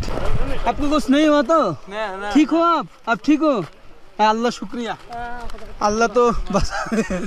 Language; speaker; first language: Hindi; non-native, learner; Bangla